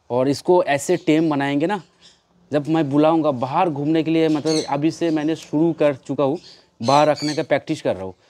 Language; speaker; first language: Hindi; non-native, local second language; Bangla